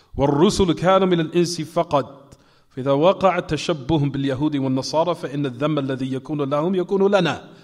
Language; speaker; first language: Arabic; non-native, fluent; English